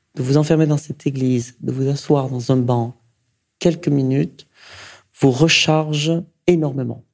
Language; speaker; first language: French; native; French